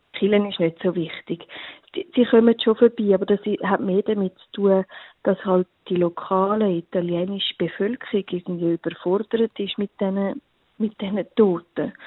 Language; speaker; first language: German; native; German